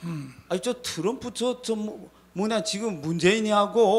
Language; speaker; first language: Korean; native; Korean